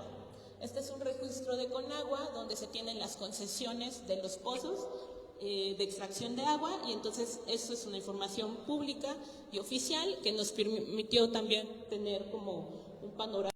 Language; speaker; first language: Spanish; native; Spanish